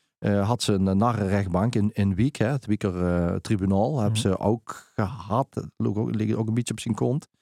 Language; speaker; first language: Dutch; native; Dutch